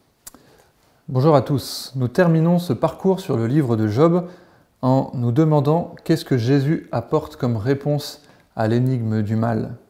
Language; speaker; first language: French; native; French